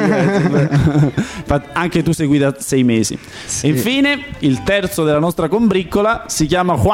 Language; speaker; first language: Italian; native; Italian